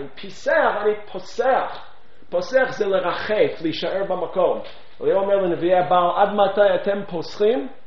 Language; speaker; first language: Hebrew; non-native, fluent; English